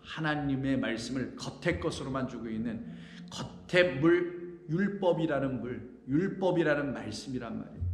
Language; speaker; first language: Korean; native; Korean